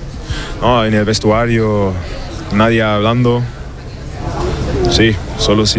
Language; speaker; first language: Spanish; non-native, learner; German